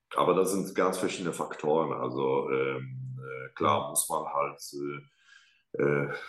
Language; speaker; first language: German; non-native, fluent; Polish